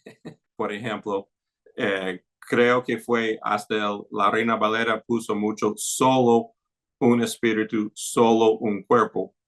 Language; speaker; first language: Spanish; non-native, fluent; English